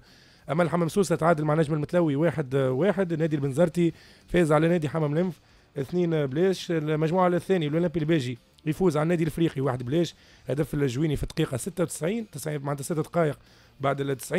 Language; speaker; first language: Arabic; native; Arabic